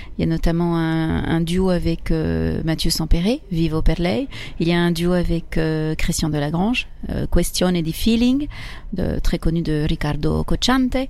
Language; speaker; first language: French; early bilingual, other home language; Italian